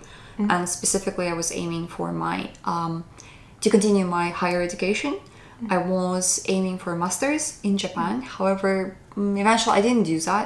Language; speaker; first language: English; non-native, fluent; Russian